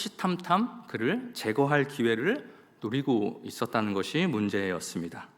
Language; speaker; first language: Korean; native; Korean